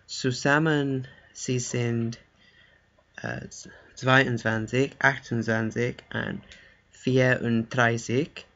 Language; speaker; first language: German; non-native, learner; English